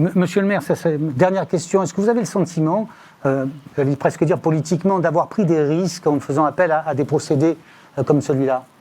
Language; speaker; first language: French; native; French